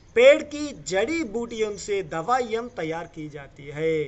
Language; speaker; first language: Hindi; non-native, local second language; Telugu